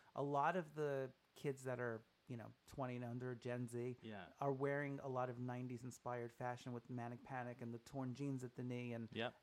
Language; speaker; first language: English; native; English